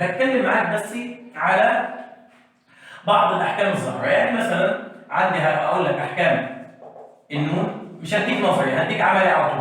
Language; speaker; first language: Arabic; native; Arabic